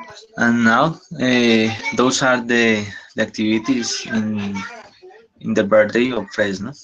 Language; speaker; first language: English; non-native, learner; Spanish